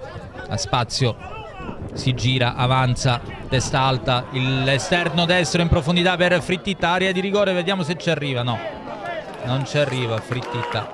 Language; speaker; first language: Italian; native; Italian